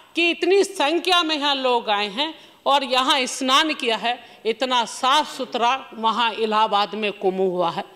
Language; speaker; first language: Hindi; native; Hindi